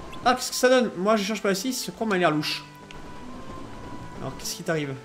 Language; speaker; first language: French; native; French